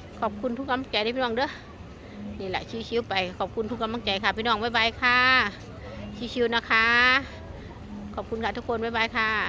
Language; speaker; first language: Thai; non-native, local second language; Lao